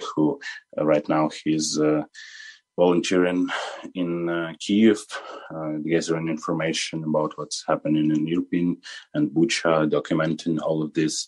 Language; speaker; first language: English; non-native, fluent; Ukrainian